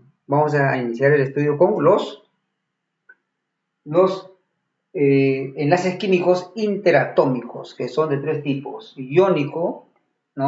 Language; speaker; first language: Spanish; native; Spanish